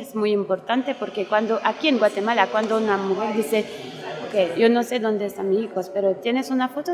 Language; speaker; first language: Spanish; non-native, learner; French